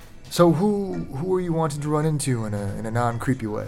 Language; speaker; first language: English; native; English